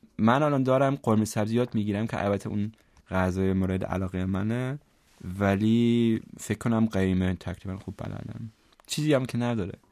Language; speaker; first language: Persian; non-native, fluent; German